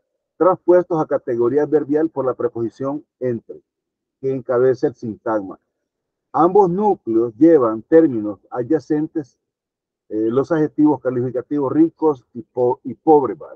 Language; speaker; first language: Spanish; native; Spanish